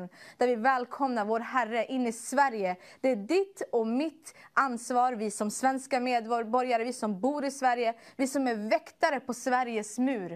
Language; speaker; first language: Swedish; early bilingual, other home language; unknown